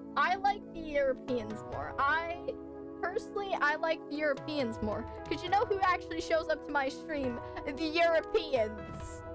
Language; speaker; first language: English; native; English